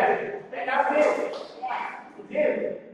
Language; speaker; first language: English; non-native, learner; Vietnamese